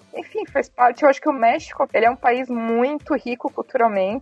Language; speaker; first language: Portuguese; native; Portuguese